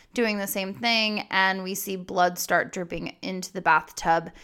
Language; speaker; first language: English; native; English